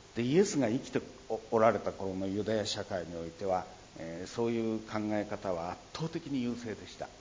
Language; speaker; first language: Japanese; native; Japanese